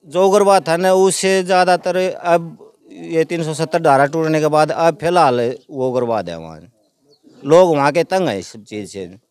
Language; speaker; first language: Hindi; native; Hindi